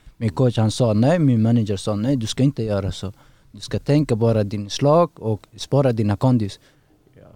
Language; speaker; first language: Swedish; non-native, learner; Persian